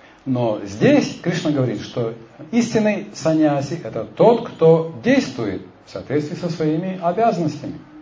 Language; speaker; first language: Russian; native; Russian